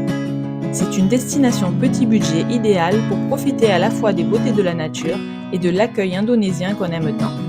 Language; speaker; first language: French; native; French